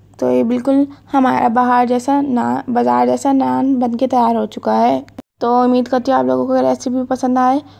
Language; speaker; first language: Urdu; native; Urdu